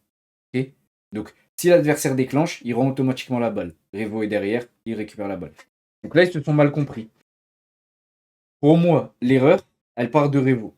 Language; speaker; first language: French; native; French